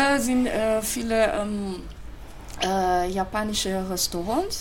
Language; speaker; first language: German; non-native, fluent; Japanese